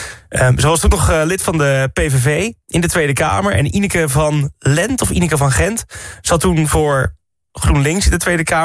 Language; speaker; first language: Dutch; native; Dutch